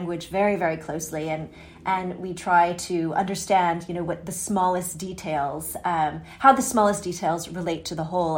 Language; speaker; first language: English; native; English